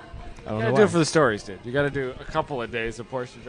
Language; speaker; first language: English; native; English